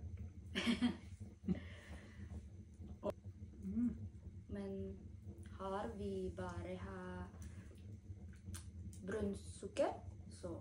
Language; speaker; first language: Norwegian; non-native, learner; Indonesian